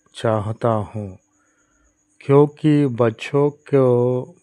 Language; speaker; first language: Hindi; non-native, local second language; Telugu